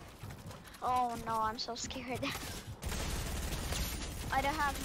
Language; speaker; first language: English; non-native, fluent; Finnish